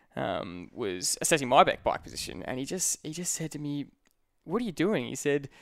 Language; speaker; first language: English; native; English